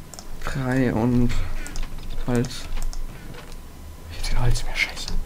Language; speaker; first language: German; native; German